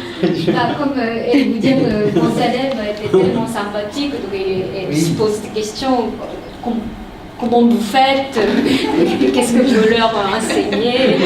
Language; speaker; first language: French; non-native, fluent; Japanese